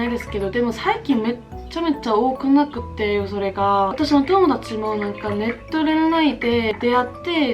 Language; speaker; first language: Japanese; non-native, learner; Korean